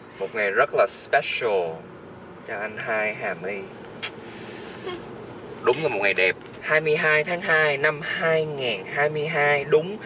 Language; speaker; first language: Vietnamese; early bilingual, heritage; Vietnamese